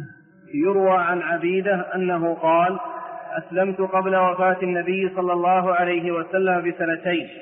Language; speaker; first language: Arabic; native; Arabic